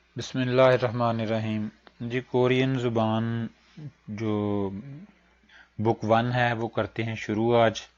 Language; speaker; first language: Urdu; native; Urdu